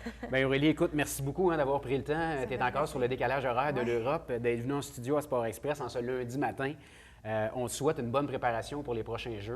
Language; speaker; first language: French; native; French